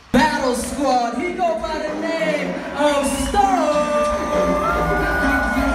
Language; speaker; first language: English; native; English